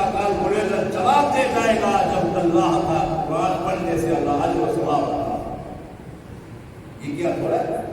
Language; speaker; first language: Urdu; native; Urdu